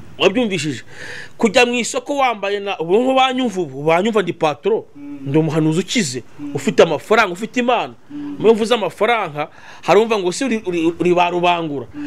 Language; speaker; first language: Kinyarwanda; native; Kinyarwanda